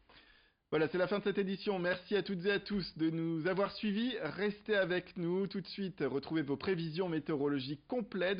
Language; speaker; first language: French; native; French